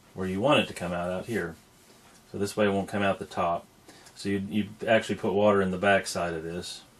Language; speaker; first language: English; native; English